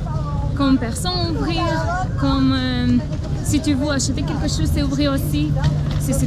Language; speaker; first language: French; non-native, learner; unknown